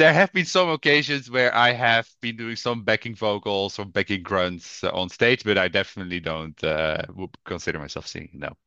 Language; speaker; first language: English; non-native, fluent; Dutch